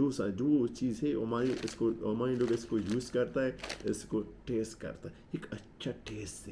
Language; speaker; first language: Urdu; non-native, local second language; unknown